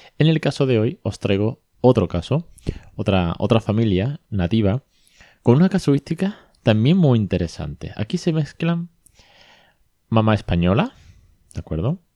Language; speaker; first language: Spanish; native; Spanish